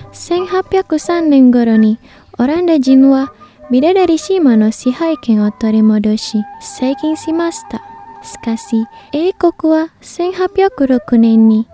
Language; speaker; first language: Japanese; non-native, fluent; Indonesian